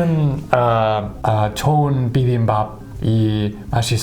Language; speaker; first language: Korean; non-native, learner; English